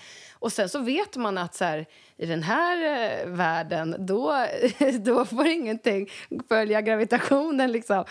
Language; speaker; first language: Swedish; native; Swedish